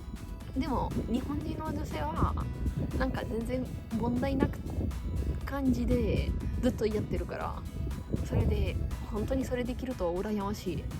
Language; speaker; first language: Japanese; non-native, fluent; Italian